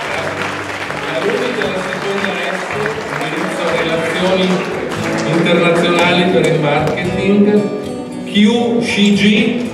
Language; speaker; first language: Italian; native; Italian